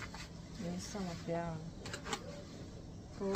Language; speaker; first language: Hebrew; non-native, fluent; Russian